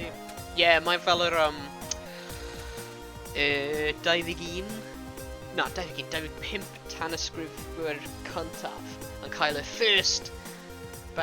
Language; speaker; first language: Welsh; non-native, local second language; English